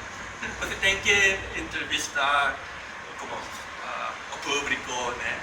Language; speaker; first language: Portuguese; non-native, learner; Japanese